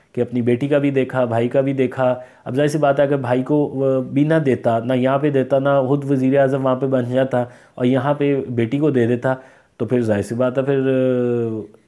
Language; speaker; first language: Urdu; native; Urdu